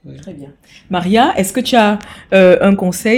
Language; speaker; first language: French; native; French